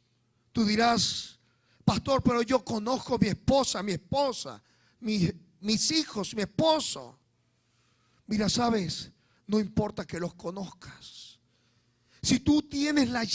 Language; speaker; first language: Spanish; native; Spanish